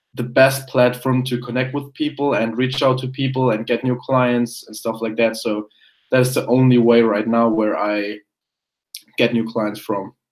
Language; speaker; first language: English; non-native, fluent; German